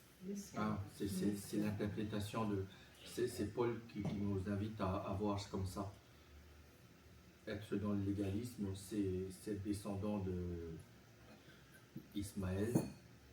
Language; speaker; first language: French; native; French